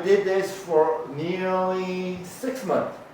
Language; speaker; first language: English; non-native, fluent; Korean